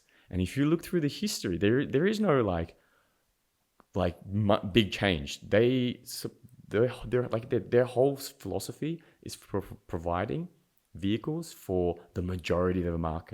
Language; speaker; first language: English; native; English